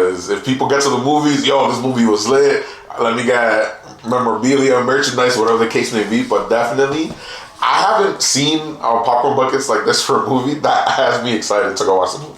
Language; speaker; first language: English; native; English